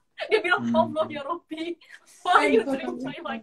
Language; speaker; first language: English; non-native, learner; Indonesian